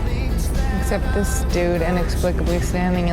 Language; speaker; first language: English; native; English